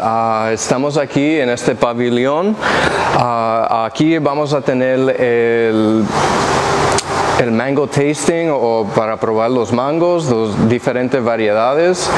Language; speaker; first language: Spanish; early bilingual, heritage; English